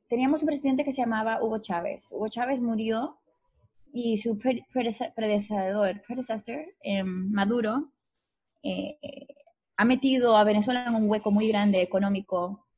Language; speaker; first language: Spanish; native; Spanish